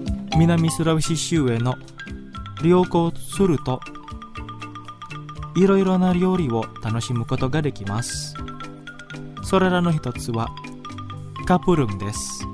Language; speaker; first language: Japanese; non-native, fluent; Indonesian